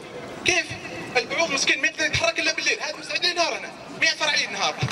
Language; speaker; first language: Arabic; native; Arabic